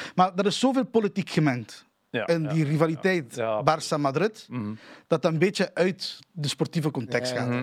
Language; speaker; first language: Dutch; non-native, fluent; Catalan